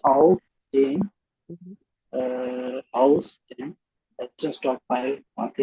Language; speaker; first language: German; non-native, learner; Hindi